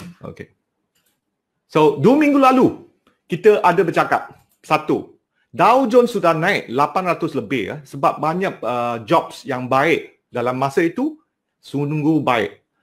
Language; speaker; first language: Malay; non-native, local second language; Cantonese